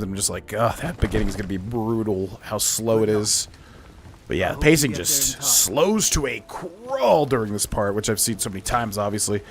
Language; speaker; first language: English; native; English